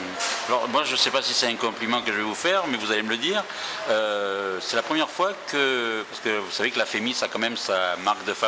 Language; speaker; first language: French; native; French